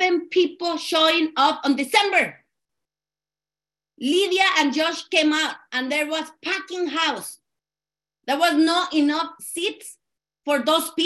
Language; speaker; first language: English; non-native, learner; Spanish